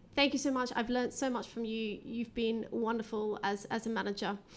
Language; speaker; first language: English; native; English